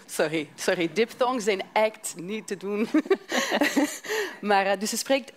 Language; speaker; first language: Dutch; non-native, fluent; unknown